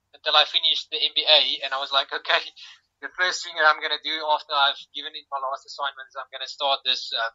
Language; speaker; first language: English; non-native, local second language; Afrikaans